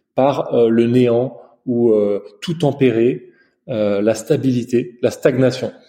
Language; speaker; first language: French; early bilingual, other home language; Chinese